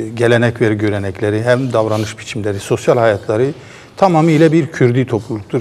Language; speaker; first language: Turkish; non-native, local second language; Kurdish